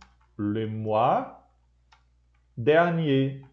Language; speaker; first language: French; non-native, fluent; Portuguese